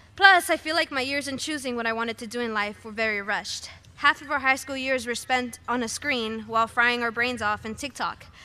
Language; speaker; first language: English; early bilingual, other home language; Spanish